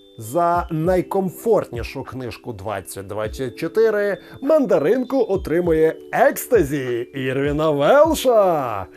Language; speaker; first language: Ukrainian; native; Ukrainian